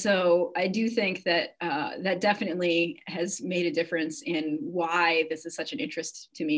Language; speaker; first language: English; native; English